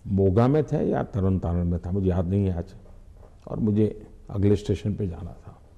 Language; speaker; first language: Hindi; non-native, local second language; Gujarati